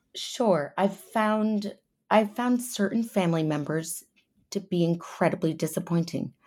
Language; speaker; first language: English; native; English